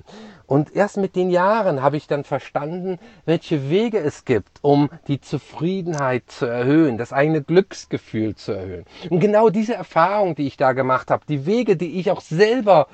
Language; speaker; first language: German; native; German